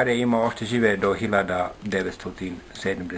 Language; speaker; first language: Bulgarian; non-native, learner; Finnish